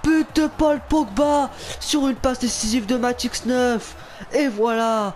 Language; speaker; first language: French; native; French